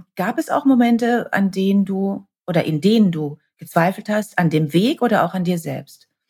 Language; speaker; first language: German; native; German